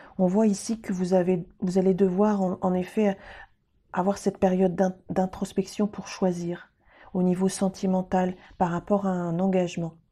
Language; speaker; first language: French; native; French